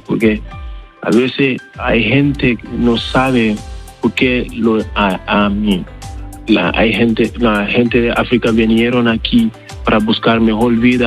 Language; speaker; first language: Spanish; non-native, learner; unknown